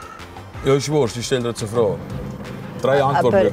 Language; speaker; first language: German; native; German